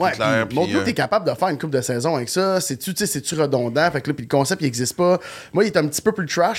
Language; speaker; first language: French; native; French